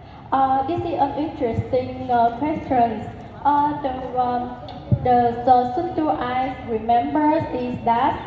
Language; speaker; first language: English; non-native, learner; Vietnamese